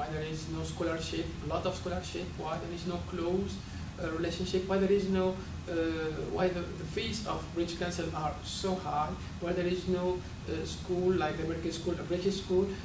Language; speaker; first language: English; non-native, fluent; Arabic